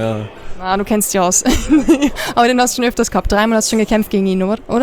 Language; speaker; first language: German; native; German